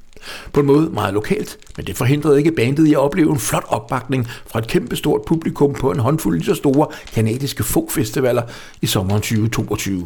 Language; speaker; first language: Danish; native; Danish